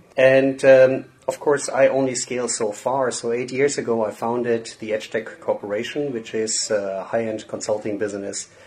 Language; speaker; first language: English; non-native, fluent; German